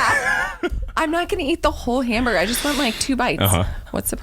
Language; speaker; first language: English; native; English